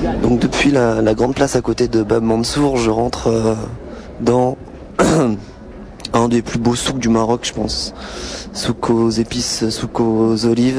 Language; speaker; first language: French; native; French